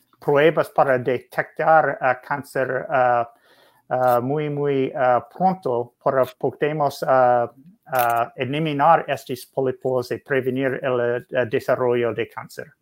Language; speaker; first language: Spanish; non-native, learner; English